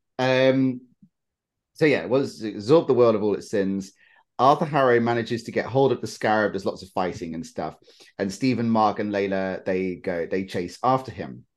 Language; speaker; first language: English; native; English